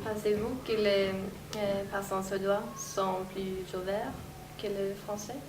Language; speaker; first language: French; non-native, learner; Swedish